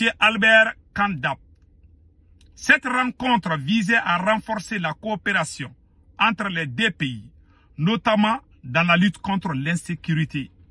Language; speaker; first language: French; non-native, local second language; Bambara